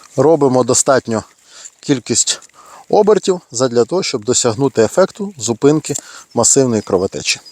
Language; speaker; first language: Ukrainian; native; Ukrainian